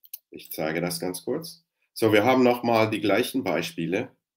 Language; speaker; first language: German; non-native, fluent; English